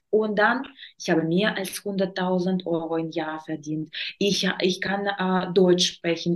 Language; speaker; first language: German; non-native, learner; Russian